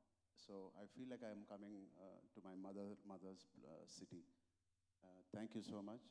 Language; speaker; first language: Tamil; non-native, local second language; Telugu